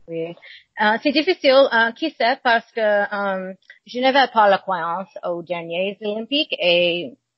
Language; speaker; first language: French; non-native, learner; English